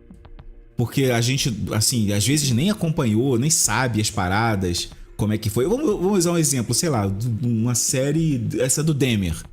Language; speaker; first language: Portuguese; native; Portuguese